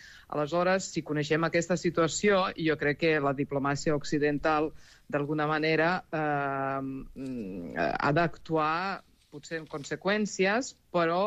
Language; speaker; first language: Catalan; non-native, fluent; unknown